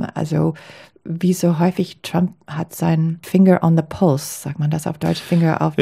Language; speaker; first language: German; non-native, fluent; English